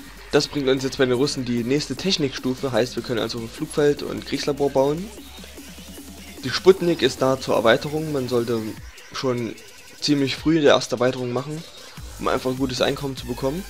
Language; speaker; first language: German; native; German